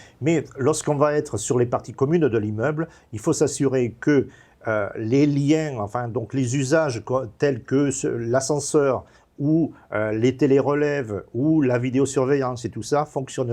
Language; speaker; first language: French; native; French